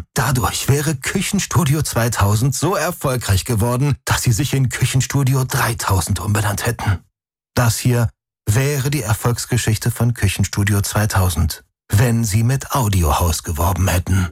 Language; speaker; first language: German; native; German